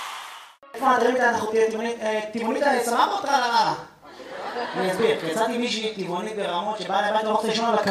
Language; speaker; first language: Hebrew; native; Hebrew